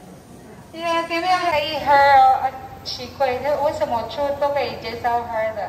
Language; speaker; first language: Chinese; non-native, learner; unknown